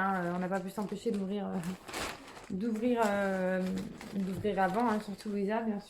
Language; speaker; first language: French; native; French